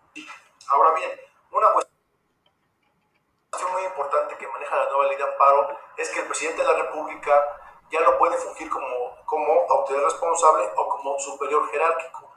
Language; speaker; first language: Spanish; native; Spanish